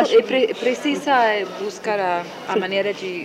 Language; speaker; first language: Portuguese; non-native, fluent; Spanish